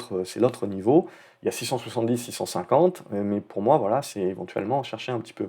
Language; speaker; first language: French; native; French